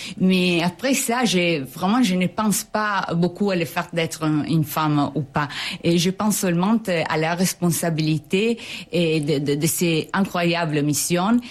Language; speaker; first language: French; non-native, fluent; Italian